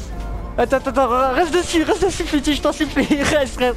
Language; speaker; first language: French; native; French